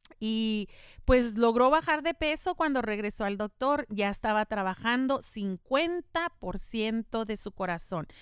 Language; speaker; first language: Spanish; native; Spanish